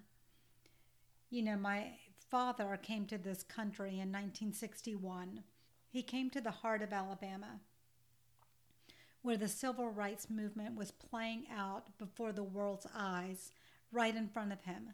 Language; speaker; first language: English; native; English